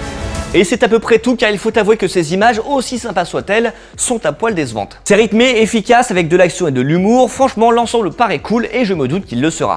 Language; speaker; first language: French; native; French